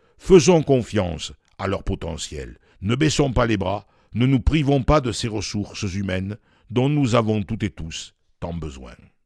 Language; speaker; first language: French; native; French